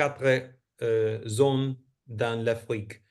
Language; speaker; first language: French; non-native, fluent; Spanish